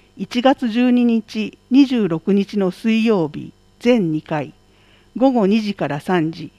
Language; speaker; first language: Japanese; native; Japanese